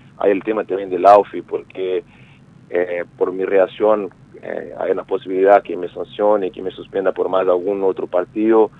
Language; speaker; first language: Spanish; non-native, fluent; Portuguese